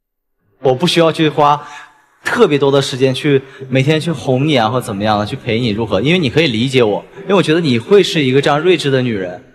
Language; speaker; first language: Chinese; native; Chinese